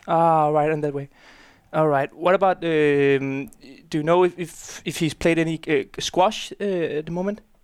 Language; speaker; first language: English; non-native, fluent; Danish